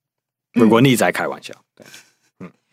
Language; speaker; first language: Chinese; non-native, fluent; English